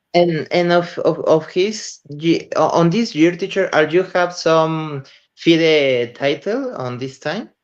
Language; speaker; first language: English; non-native, learner; Spanish